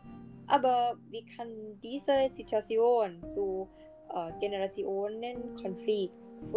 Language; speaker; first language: German; non-native, learner; Thai